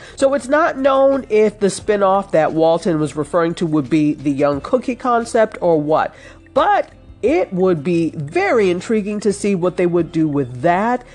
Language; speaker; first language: English; native; English